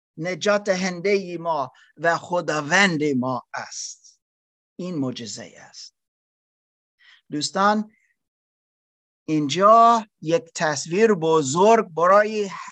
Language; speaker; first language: Persian; non-native, learner; German